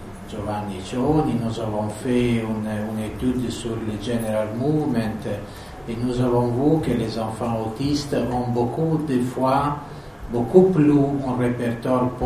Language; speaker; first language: French; non-native, fluent; Italian